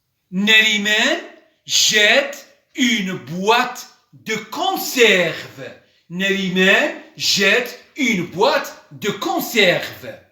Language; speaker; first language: French; non-native, local second language; Arabic